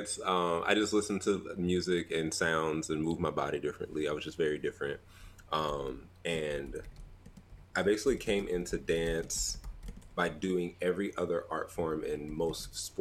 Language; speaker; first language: English; native; English